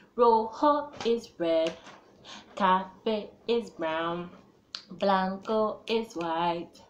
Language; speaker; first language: Spanish; non-native, learner; English